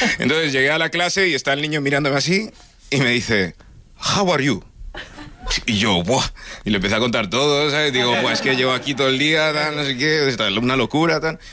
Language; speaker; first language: Spanish; early bilingual, other home language; English